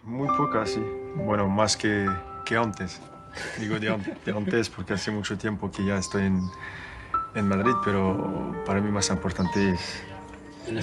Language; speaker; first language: Spanish; non-native, learner; French